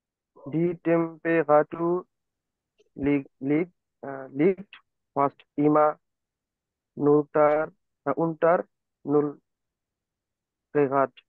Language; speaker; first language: German; non-native, learner; Bangla